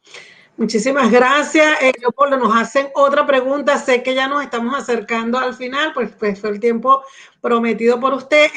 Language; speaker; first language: Spanish; native; Spanish